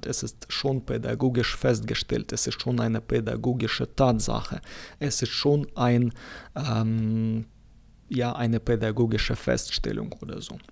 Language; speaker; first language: German; non-native, fluent; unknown